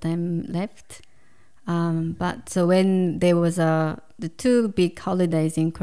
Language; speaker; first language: English; non-native, fluent; Korean